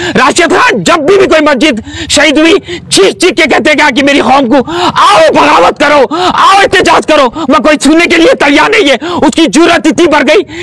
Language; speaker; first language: Hindi; non-native, local second language; Urdu